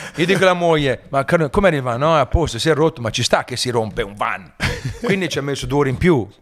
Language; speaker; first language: Italian; early bilingual, heritage; Italian